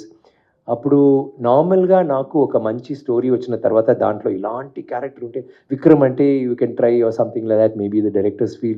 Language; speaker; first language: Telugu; non-native, fluent; Tamil